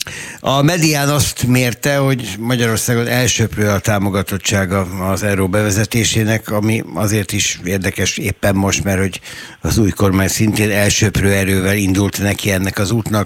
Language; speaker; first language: Hungarian; native; Hungarian